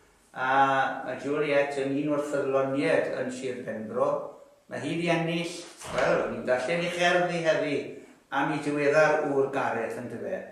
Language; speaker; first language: Welsh; native; Welsh